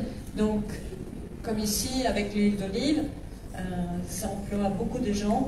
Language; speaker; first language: French; non-native, fluent; Swedish